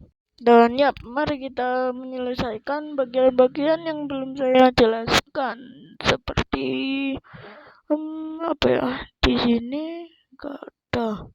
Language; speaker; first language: Indonesian; native; Indonesian